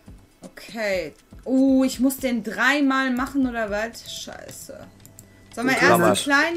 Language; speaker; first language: German; native; German